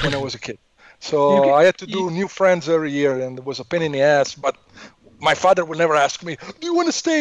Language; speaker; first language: English; non-native, fluent; Italian